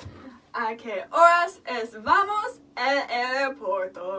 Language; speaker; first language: Spanish; non-native, learner; English